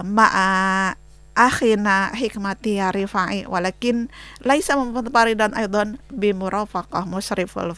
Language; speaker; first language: Arabic; non-native, fluent; Indonesian